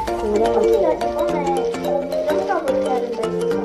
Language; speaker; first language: Korean; native; Korean